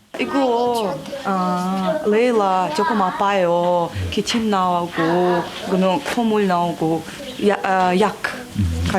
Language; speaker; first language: Korean; non-native, learner; Russian